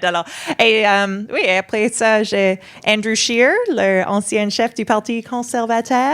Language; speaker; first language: French; non-native, fluent; English